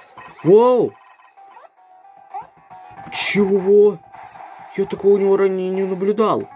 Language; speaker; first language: Russian; native; Russian